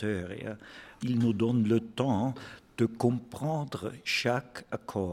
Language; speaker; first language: French; non-native, fluent; German